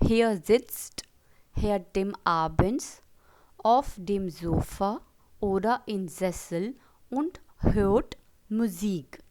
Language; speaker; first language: German; non-native, learner; Hindi